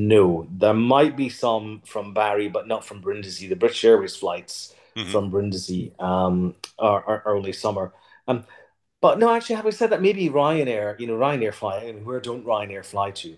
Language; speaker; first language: English; native; English